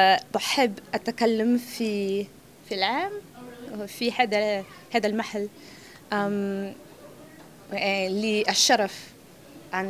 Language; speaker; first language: Arabic; non-native, fluent; English